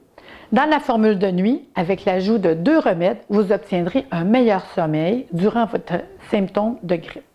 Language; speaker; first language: French; native; French